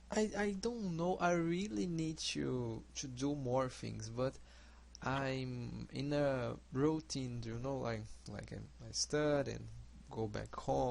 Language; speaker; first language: English; non-native, learner; Portuguese